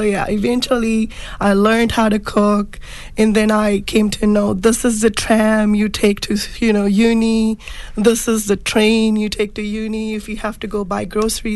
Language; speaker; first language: English; non-native, local second language; Punjabi